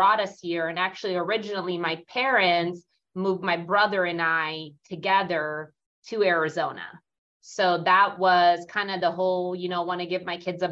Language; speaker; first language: English; non-native, fluent; Italian